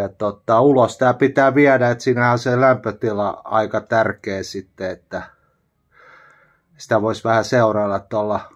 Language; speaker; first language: Finnish; native; Finnish